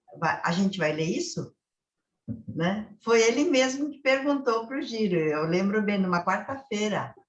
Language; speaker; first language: Portuguese; early bilingual, other home language; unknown